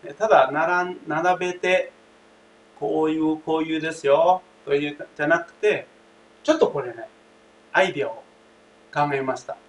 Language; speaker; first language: Japanese; non-native, fluent; Thai